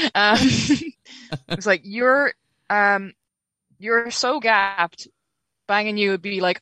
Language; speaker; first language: English; native; English